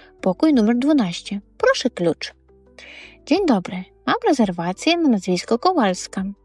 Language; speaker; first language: Polish; non-native, fluent; Ukrainian